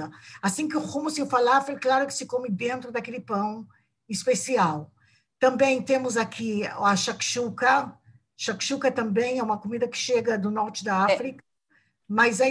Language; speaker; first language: Portuguese; non-native, fluent; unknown